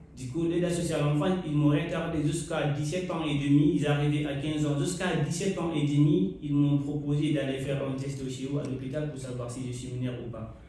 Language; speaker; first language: French; non-native, local second language; Fula